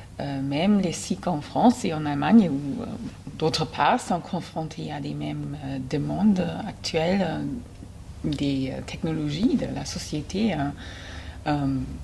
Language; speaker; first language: French; non-native, fluent; German